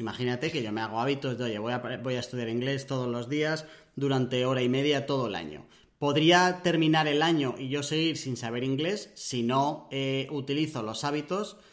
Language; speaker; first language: Spanish; native; Spanish